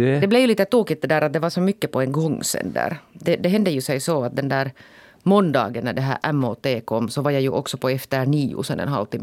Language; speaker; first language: Swedish; native; Swedish